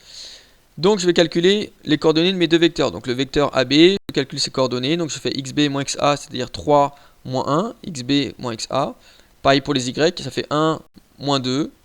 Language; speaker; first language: French; native; French